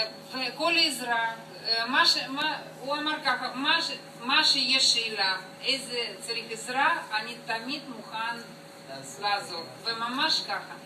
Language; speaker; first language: Hebrew; non-native, learner; Russian